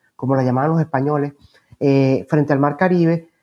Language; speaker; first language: Spanish; native; Spanish